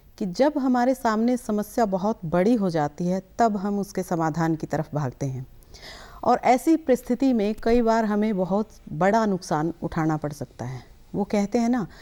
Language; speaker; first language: Hindi; native; Hindi